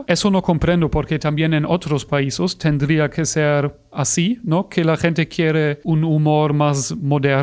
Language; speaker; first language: Spanish; non-native, fluent; German